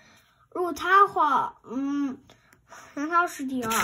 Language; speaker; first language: Chinese; early bilingual, heritage; Chinese